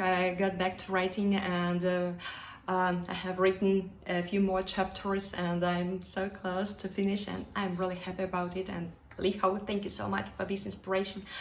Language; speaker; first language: English; non-native, fluent; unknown